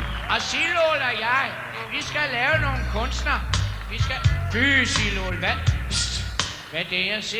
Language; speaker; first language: Danish; native; Danish